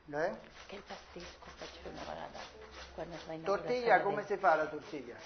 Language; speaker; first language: Spanish; non-native, learner; Italian